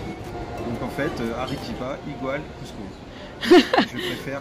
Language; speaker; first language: French; native; French